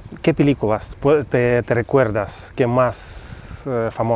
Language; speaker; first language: Spanish; non-native, fluent; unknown